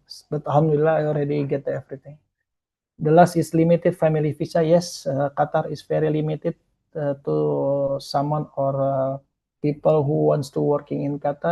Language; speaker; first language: English; non-native, fluent; Indonesian